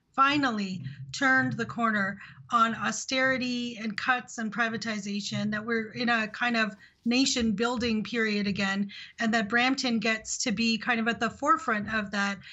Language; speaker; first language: English; early bilingual, other home language; Hindi